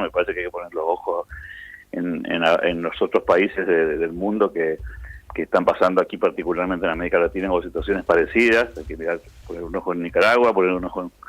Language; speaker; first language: Spanish; native; Spanish